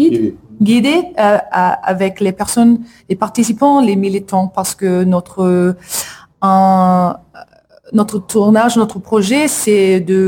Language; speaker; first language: French; non-native, learner; English